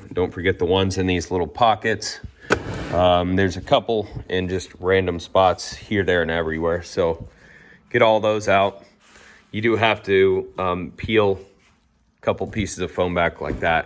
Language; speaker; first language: English; native; English